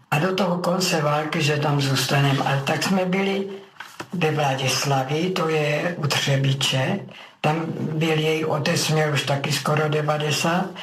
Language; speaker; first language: Czech; native; Czech